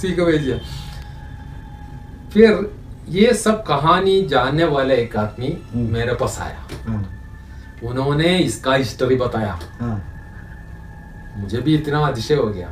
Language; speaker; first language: Hindi; non-native, local second language; Malayalam